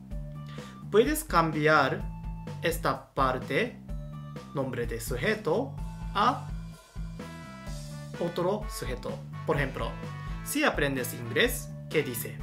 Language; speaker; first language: Spanish; non-native, fluent; Japanese